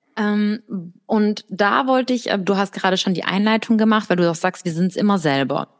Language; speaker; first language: German; native; German